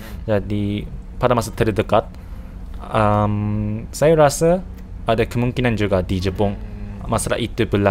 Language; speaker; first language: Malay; non-native, fluent; Japanese